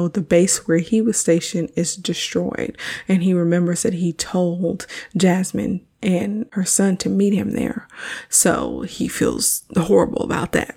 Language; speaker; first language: English; native; English